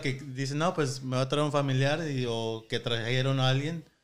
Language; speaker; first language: Spanish; early bilingual, heritage; Spanish